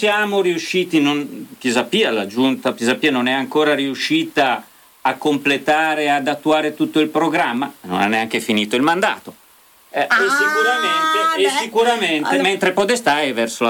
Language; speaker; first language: Italian; native; Italian